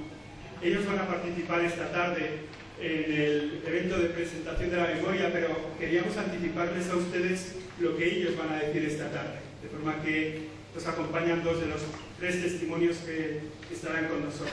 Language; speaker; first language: Spanish; native; Spanish